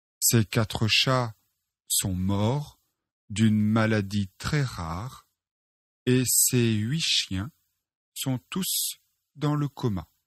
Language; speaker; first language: French; non-native, local second language; Arabic